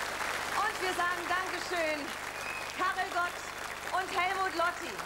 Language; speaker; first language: German; native; German